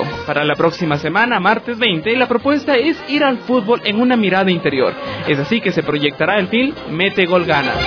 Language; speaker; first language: Spanish; native; Spanish